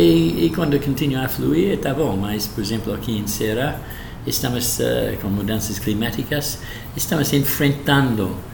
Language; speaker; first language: Portuguese; non-native, fluent; English